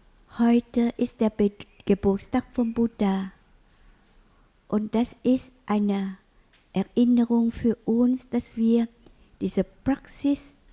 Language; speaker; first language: German; non-native, learner; Vietnamese